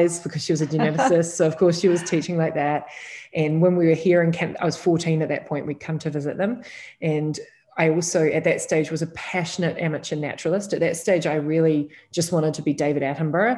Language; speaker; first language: English; native; English